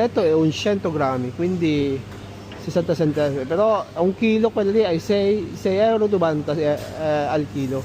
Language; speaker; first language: Italian; non-native, learner; Filipino